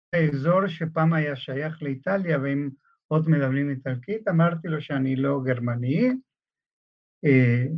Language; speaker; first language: Hebrew; non-native, fluent; Spanish